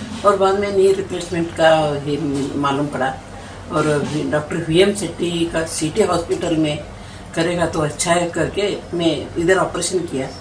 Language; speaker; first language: Hindi; non-native, local second language; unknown